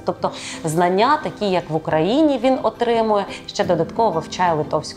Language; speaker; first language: Ukrainian; native; Ukrainian